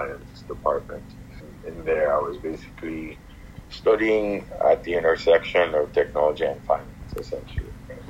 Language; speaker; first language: English; non-native, local second language; Yoruba